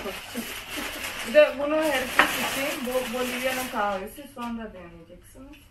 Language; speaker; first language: Turkish; non-native, learner; Spanish